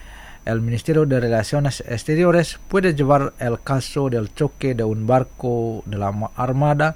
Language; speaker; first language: Spanish; non-native, fluent; Indonesian